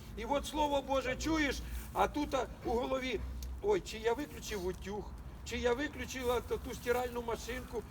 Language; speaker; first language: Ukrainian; non-native, local second language; Russian